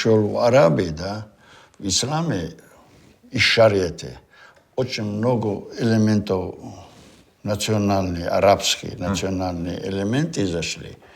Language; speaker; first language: Russian; non-native, local second language; Chechen